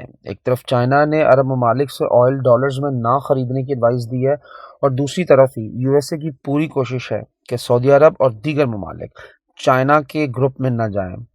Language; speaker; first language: Urdu; native; Urdu